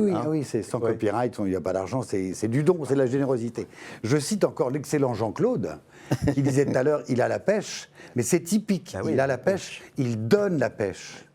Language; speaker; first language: French; native; French